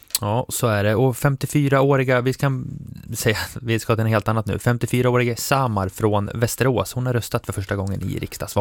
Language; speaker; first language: Swedish; native; Swedish